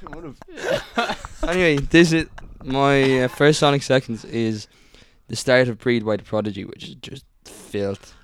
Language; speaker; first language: English; early bilingual, other home language; Italian